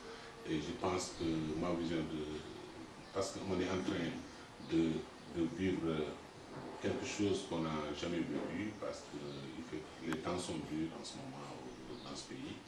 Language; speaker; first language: French; non-native, local second language; Wolof